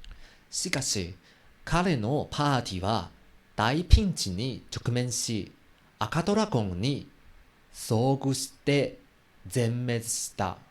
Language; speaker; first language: Japanese; non-native, learner; Chinese